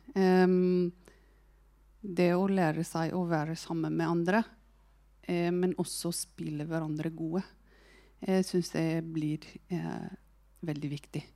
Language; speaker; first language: Norwegian; non-native, fluent; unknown